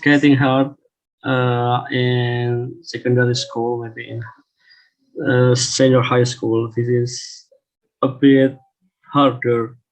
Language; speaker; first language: English; non-native, learner; Indonesian